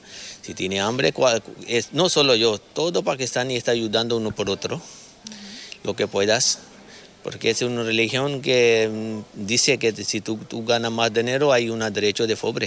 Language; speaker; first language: Spanish; non-native, learner; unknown